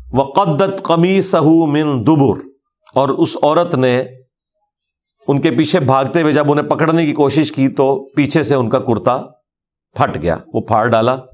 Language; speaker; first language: Urdu; non-native, local second language; Punjabi